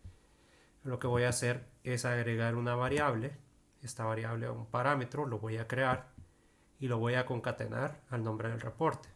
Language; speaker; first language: Spanish; native; Spanish